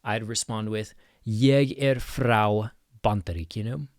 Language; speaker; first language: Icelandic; non-native, fluent; English